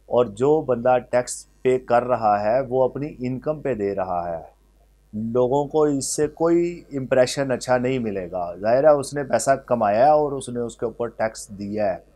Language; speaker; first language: Urdu; native; Urdu